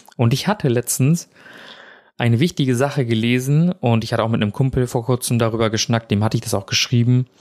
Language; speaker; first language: German; early bilingual, other home language; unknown